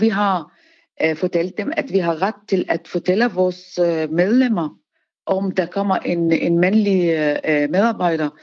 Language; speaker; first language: Danish; non-native, fluent; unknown